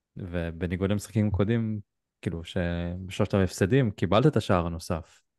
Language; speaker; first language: Hebrew; native; Hebrew